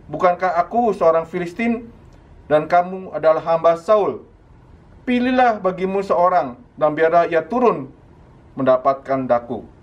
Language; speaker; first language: Indonesian; native; Indonesian